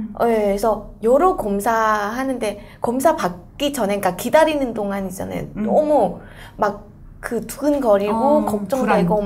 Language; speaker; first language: Korean; non-native, fluent; Vietnamese